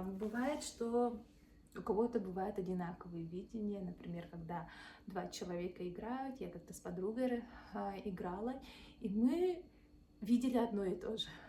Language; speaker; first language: Russian; non-native, local second language; Yakut